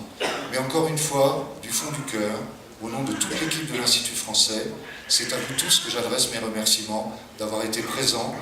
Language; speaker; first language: French; native; French